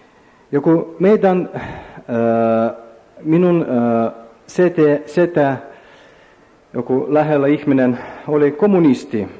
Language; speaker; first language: Finnish; non-native, learner; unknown